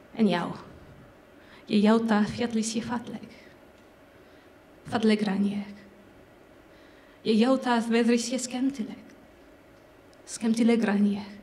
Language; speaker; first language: Icelandic; non-native, learner; French